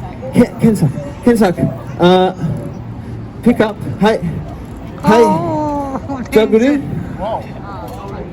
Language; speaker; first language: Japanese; non-native, learner; English